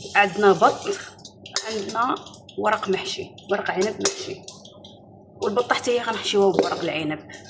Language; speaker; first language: Arabic; native; Arabic